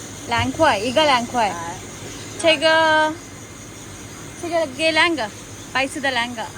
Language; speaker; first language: Chinese; non-native, learner; Kannada